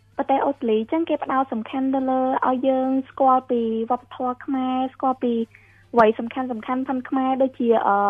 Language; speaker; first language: Khmer; early bilingual, heritage; Khmer